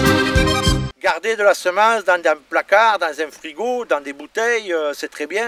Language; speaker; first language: French; native; French